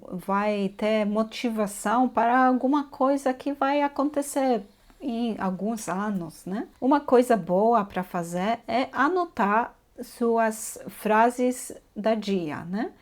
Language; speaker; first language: Portuguese; non-native, fluent; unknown